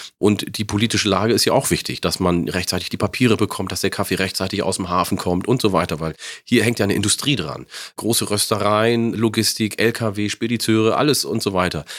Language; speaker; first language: German; early bilingual, other home language; Oromo